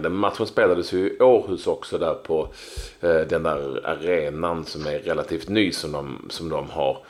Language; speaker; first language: Swedish; native; Swedish